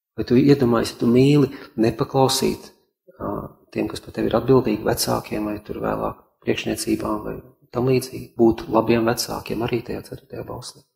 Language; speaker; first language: Latvian; native; Latvian